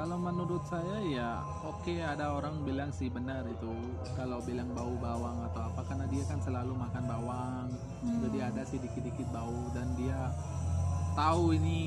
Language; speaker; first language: Indonesian; non-native, fluent; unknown